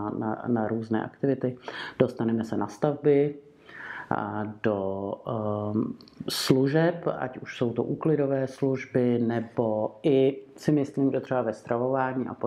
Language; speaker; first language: Czech; native; Czech